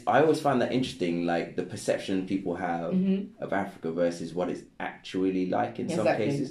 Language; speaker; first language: English; non-native, local second language; Krio